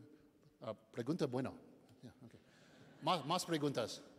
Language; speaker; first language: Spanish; non-native, learner; English